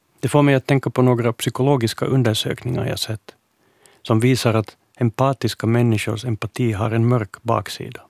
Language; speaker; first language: Swedish; native; Swedish